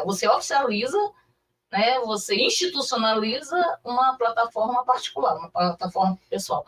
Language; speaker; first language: Portuguese; native; Portuguese